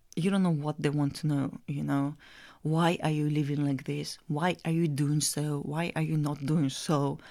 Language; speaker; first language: English; non-native, fluent; Russian